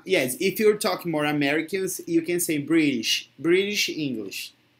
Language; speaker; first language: English; non-native, fluent; Portuguese